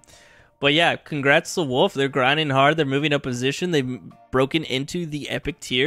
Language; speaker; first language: English; native; English